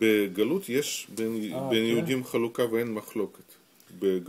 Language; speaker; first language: Hebrew; non-native, fluent; Russian